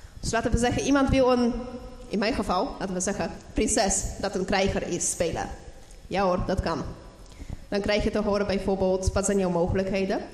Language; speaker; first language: Dutch; non-native, fluent; Polish